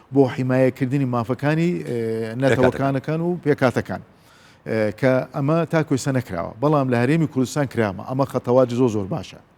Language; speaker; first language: Central Kurdish; non-native, local second language; Turkmen